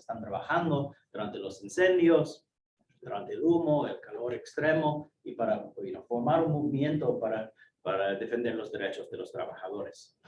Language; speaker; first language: Spanish; non-native, fluent; English